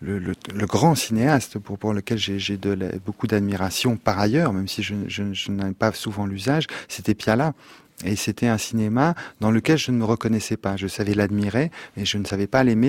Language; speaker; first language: French; native; French